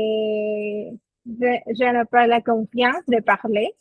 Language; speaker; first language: French; non-native, fluent; Spanish